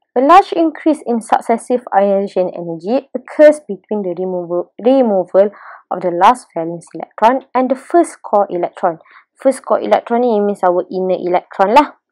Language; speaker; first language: English; non-native, local second language; Malay